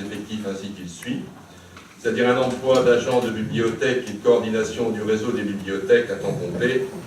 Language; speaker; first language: French; native; French